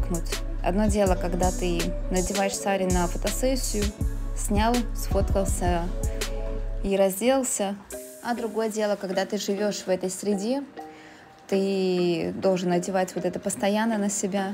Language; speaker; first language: Russian; native; Russian